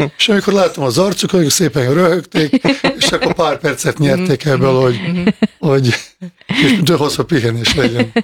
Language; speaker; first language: Hungarian; non-native, fluent; Bosnian